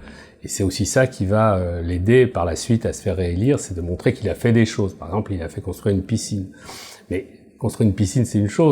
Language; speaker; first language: French; native; French